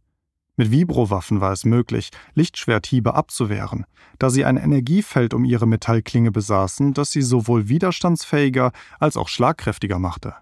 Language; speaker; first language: German; native; German